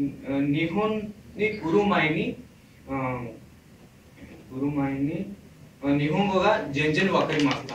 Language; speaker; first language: Japanese; non-native, learner; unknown